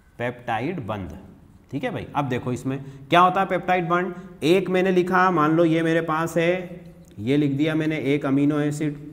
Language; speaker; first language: Hindi; native; Hindi